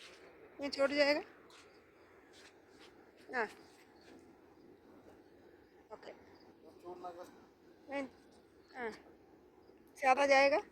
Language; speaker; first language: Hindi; non-native, local second language; Malayalam